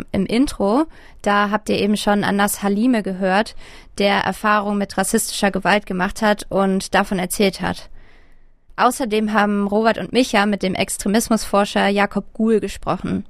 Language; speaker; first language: German; native; German